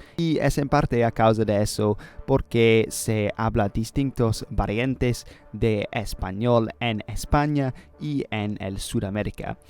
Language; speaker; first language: Spanish; non-native, learner; English